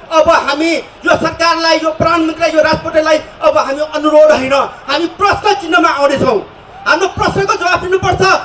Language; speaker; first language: Nepali; non-native, local second language; Newari